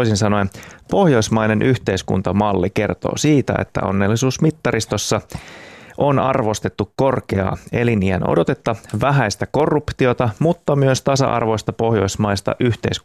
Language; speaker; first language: Finnish; native; Finnish